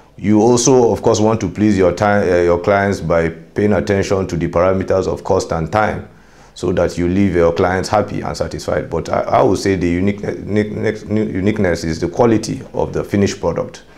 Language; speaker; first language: English; non-native, local second language; Hausa